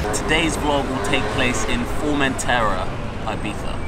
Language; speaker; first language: English; native; English